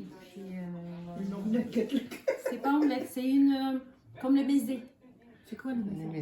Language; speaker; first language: French; non-native, fluent; Turkish